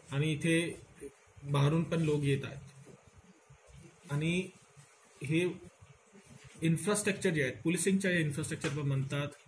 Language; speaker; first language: Marathi; non-native, local second language; Hindi